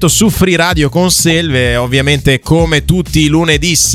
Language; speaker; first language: Italian; native; Italian